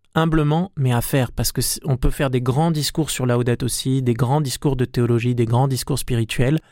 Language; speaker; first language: French; native; French